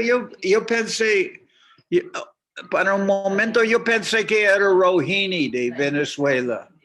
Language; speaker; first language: Spanish; non-native, fluent; English